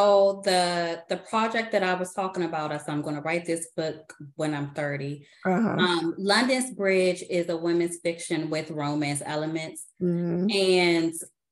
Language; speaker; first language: English; native; English